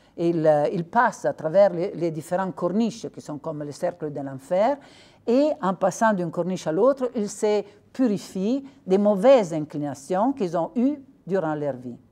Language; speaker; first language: French; non-native, fluent; Italian